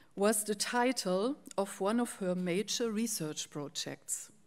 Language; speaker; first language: English; non-native, fluent; German